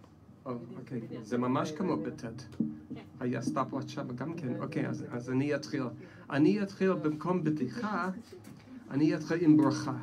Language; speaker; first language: Hebrew; non-native, fluent; English